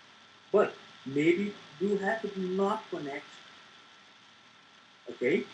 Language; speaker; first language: English; non-native, learner; Portuguese